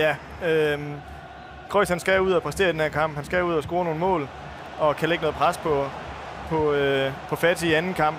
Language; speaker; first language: Danish; native; Danish